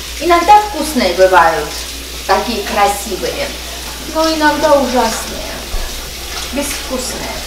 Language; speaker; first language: Russian; non-native, local second language; Armenian